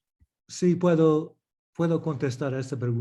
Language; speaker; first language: Spanish; early bilingual, heritage; English